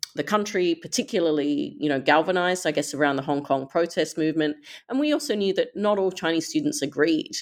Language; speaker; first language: English; native; English